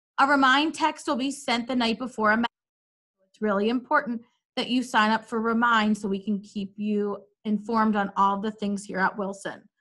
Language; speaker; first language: English; native; English